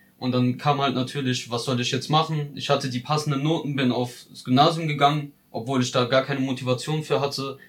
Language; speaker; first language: German; native; German